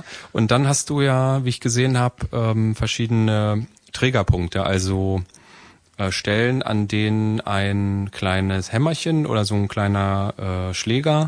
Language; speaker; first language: German; native; German